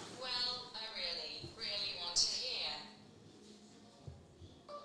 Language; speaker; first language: English; non-native, learner; Russian